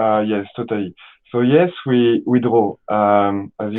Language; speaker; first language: English; non-native, learner; French